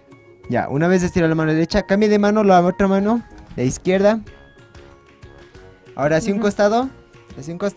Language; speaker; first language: Spanish; native; Spanish